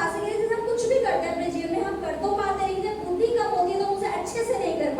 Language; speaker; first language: Hindi; native; Hindi